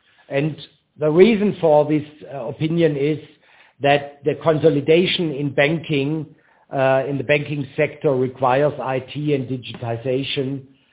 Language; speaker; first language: English; non-native, fluent; German